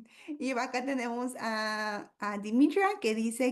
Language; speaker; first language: Spanish; native; Spanish